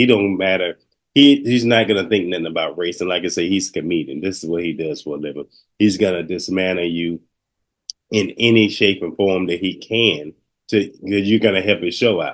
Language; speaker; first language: English; native; English